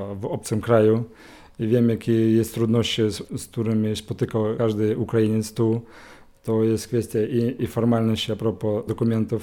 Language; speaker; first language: Polish; non-native, learner; Ukrainian